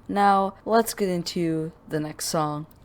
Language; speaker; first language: English; native; English